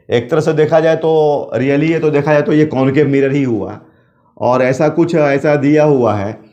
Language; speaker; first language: Hindi; native; Hindi